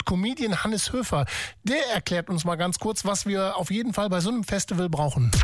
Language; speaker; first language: German; native; German